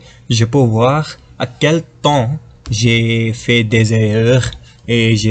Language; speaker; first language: French; non-native, fluent; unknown